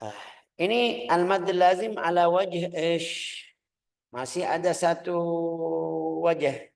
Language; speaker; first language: Indonesian; non-native, fluent; Arabic